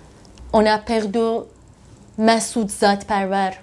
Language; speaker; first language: French; non-native, learner; Persian